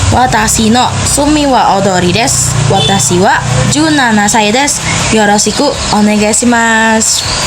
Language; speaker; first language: Japanese; non-native, learner; Indonesian